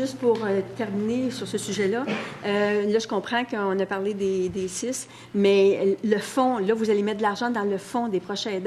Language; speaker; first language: French; native; French